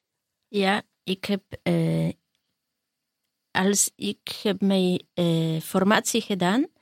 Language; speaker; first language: Dutch; non-native, learner; Polish